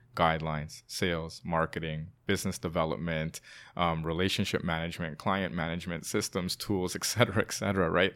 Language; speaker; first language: English; native; English